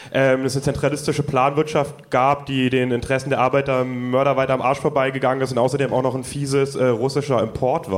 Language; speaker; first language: German; native; German